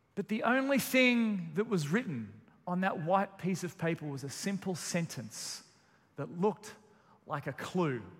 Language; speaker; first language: English; native; English